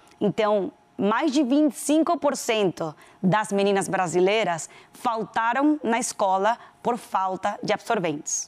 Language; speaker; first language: Portuguese; non-native, fluent; Spanish